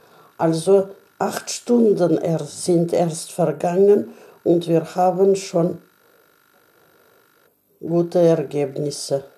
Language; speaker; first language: German; non-native, learner; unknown